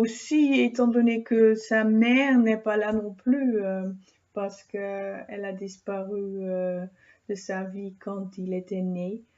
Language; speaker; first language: French; non-native, fluent; Dutch